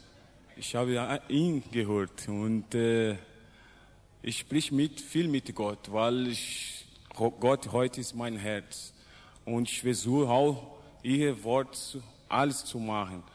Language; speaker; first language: German; non-native, learner; Portuguese